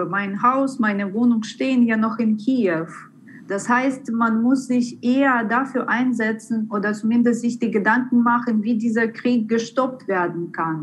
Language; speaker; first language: German; non-native, fluent; Ukrainian